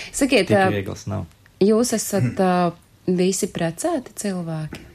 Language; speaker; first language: Latvian; native; Latvian